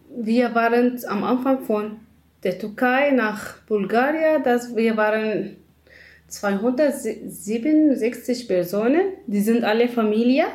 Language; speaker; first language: German; non-native, learner; Arabic